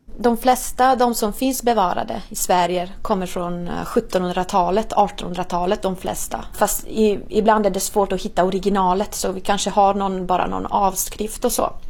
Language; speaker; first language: Swedish; non-native, fluent; Italian